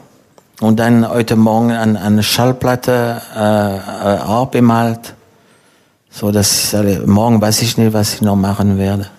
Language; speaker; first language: German; non-native, fluent; French